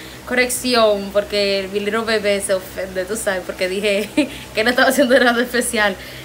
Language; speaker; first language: Spanish; early bilingual, heritage; Spanish